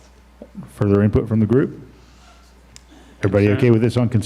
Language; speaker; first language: English; native; English